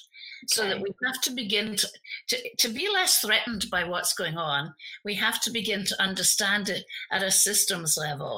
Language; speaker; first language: English; native; English